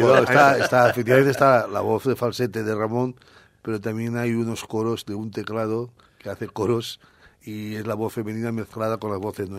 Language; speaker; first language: Spanish; native; Spanish